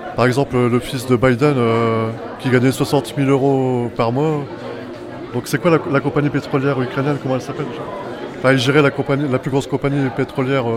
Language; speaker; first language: French; native; French